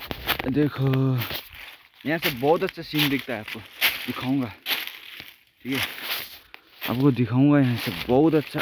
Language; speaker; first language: Hindi; non-native, local second language; Nepali